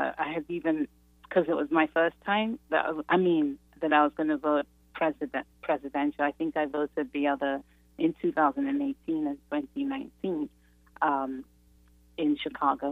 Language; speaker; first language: English; non-native, local second language; Yoruba